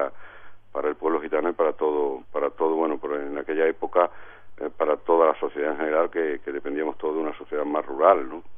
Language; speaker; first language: Spanish; native; Spanish